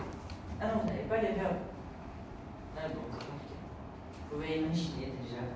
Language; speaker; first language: French; non-native, fluent; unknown